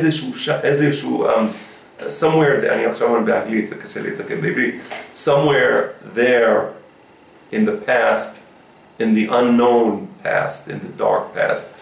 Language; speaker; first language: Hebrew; non-native, fluent; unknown